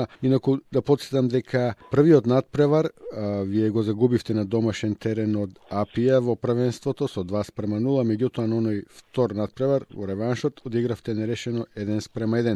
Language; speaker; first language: Macedonian; native; Macedonian